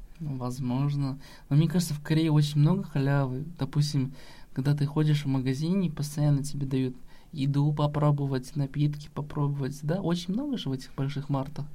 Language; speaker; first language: Russian; non-native, local second language; Kazakh